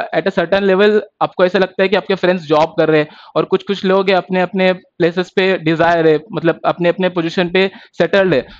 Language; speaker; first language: Hindi; non-native, local second language; Marathi